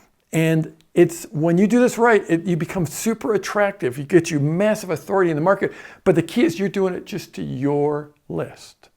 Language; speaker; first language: English; native; English